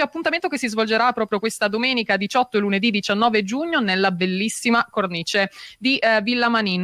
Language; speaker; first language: Italian; native; Italian